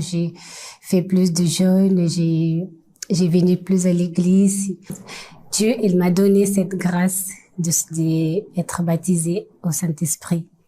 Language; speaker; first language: French; non-native, fluent; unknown